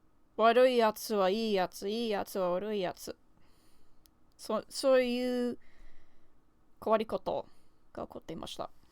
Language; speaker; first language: Japanese; non-native, learner; English